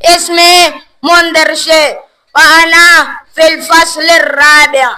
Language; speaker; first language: Arabic; non-native, learner; Swahili